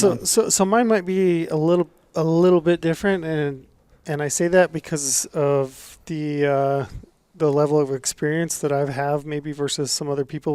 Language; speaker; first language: English; native; English